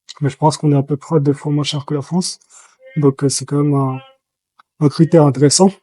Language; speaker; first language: French; native; French